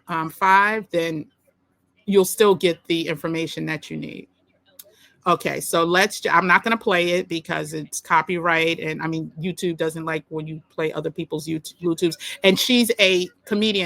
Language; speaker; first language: English; native; English